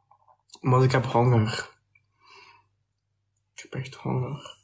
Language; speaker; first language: Dutch; non-native, local second language; French